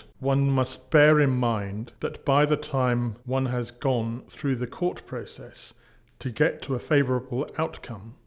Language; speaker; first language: English; native; English